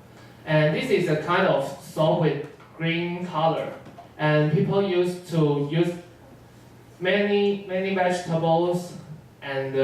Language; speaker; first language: English; non-native, learner; Chinese